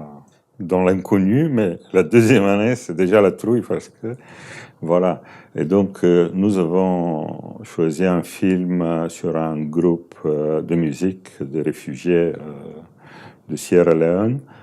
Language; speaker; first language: French; non-native, fluent; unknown